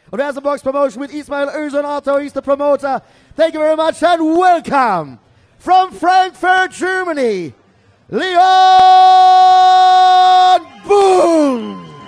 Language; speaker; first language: English; non-native, fluent; German